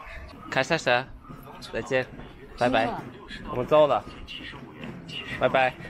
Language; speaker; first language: Chinese; non-native, learner; Turkish